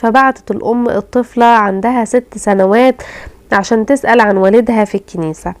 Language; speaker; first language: Arabic; native; Arabic